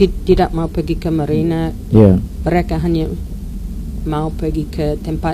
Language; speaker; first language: Indonesian; non-native, learner; English